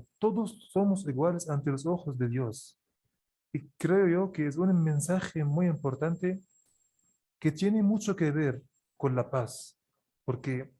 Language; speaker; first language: Spanish; non-native, fluent; Arabic